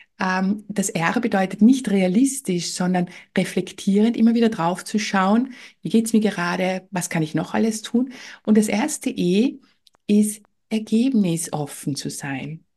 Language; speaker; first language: German; native; German